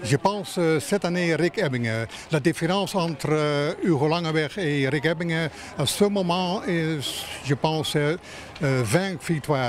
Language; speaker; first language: French; non-native, fluent; Dutch